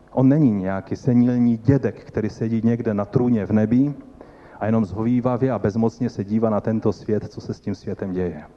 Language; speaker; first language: Czech; non-native, local second language; Polish